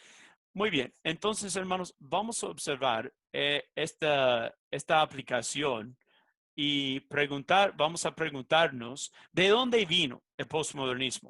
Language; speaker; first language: Spanish; non-native, fluent; English